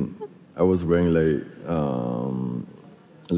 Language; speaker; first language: English; non-native, fluent; French